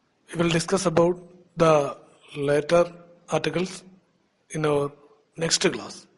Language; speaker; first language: English; non-native, local second language; Malayalam